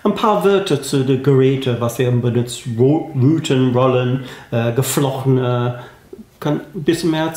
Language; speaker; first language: German; non-native, fluent; English